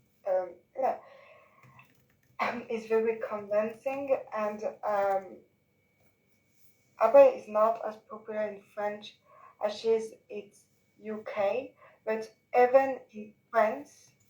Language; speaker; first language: English; non-native, learner; French